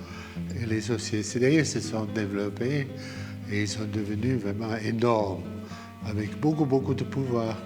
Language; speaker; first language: French; non-native, fluent; German